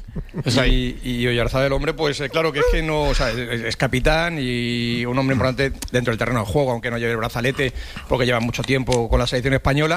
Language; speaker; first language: Spanish; native; Spanish